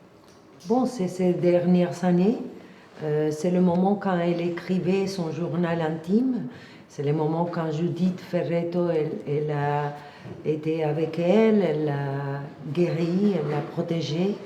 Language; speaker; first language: French; non-native, fluent; Spanish